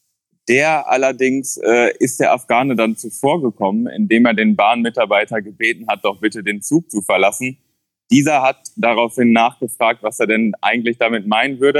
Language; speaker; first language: German; native; German